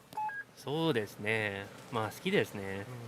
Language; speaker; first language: Japanese; non-native, fluent; English